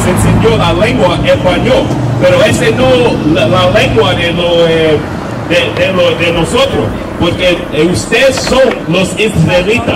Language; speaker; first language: Spanish; non-native, learner; English